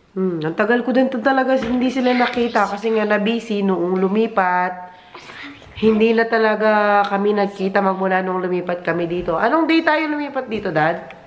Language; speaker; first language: Filipino; non-native, local second language; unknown